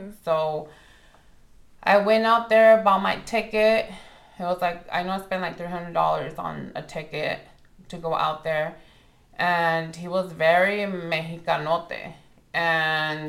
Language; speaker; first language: English; early bilingual, other home language; Spanish